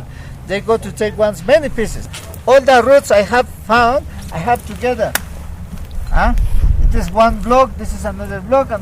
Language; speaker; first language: English; non-native, learner; Spanish